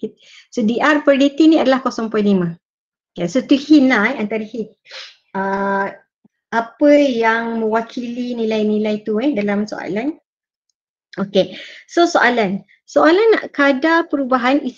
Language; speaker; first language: Malay; native; Malay